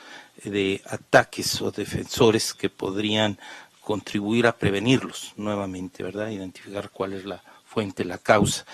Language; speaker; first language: Spanish; native; Spanish